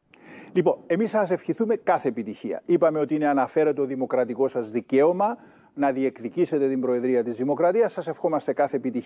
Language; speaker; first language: Greek; native; Greek